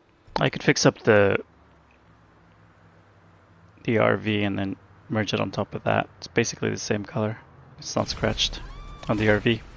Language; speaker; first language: English; native; English